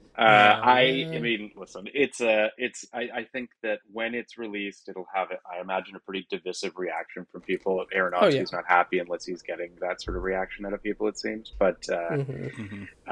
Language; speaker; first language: English; native; English